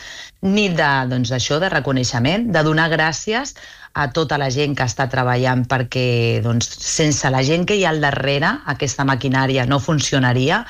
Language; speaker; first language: Catalan; native; Catalan